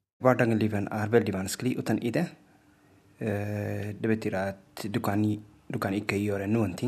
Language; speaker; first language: Norwegian; non-native, learner; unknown